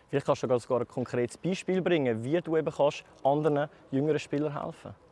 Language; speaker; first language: German; native; German